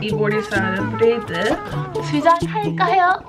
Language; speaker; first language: Korean; non-native, fluent; English